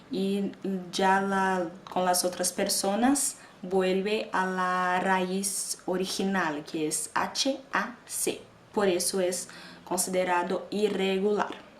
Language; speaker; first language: Spanish; non-native, fluent; Portuguese